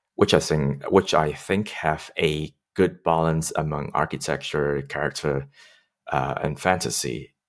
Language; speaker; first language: English; non-native, local second language; Cantonese